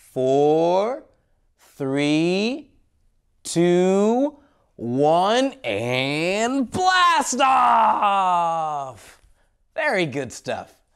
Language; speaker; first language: English; native; English